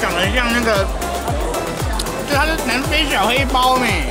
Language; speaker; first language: Chinese; native; Chinese